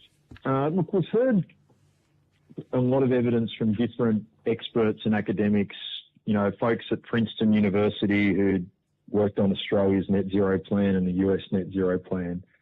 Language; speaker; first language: English; native; English